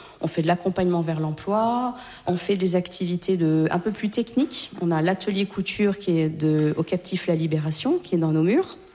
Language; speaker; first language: French; native; French